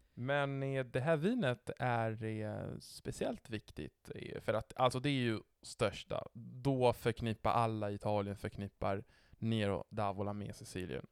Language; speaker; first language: Swedish; non-native, fluent; Italian